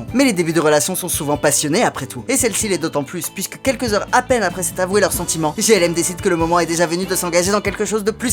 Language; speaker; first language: French; native; French